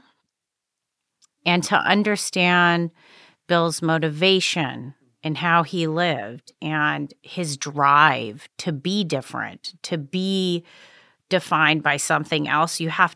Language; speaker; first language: English; native; English